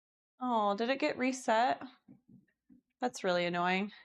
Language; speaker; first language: English; native; English